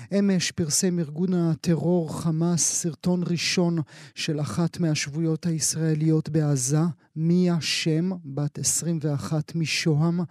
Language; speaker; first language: Hebrew; native; Hebrew